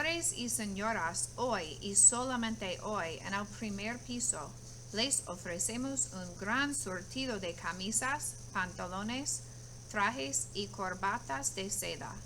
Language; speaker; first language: Spanish; non-native, fluent; English